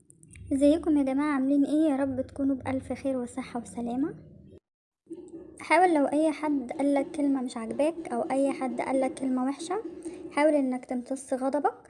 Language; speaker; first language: Arabic; native; Arabic